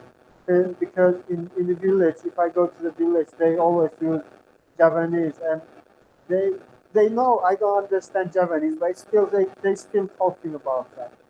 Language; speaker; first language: English; non-native, fluent; Turkmen